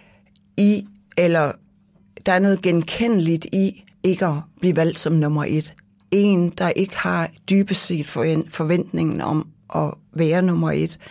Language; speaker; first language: Danish; native; Danish